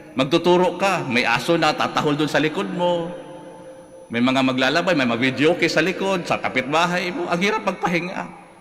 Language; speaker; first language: Filipino; non-native, local second language; Cebuano